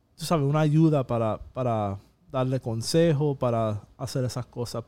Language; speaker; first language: Spanish; early bilingual, heritage; Spanish